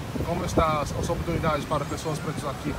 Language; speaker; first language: Portuguese; non-native, learner; English